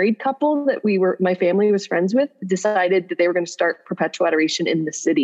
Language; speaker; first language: English; native; English